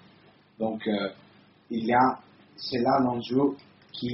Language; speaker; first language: French; non-native, learner; Italian